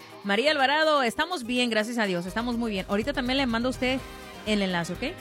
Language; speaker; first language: Spanish; native; Spanish